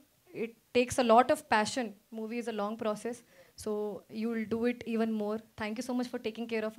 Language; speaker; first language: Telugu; early bilingual, heritage; Telugu